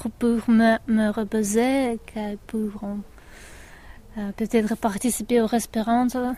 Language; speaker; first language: French; non-native, learner; Russian